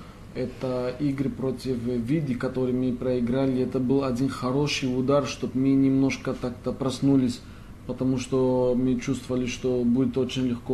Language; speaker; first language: Russian; non-native, learner; Greek